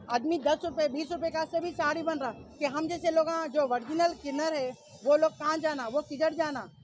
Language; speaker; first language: Hindi; non-native, local second language; Urdu